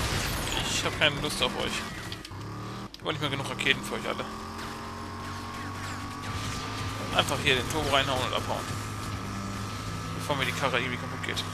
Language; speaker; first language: German; native; German